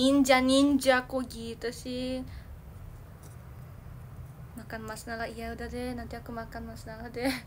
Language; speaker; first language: Indonesian; early bilingual, heritage; Indonesian